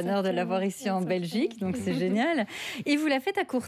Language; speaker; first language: French; native; French